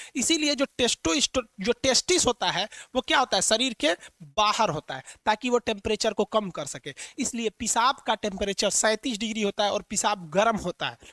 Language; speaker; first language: Hindi; native; Hindi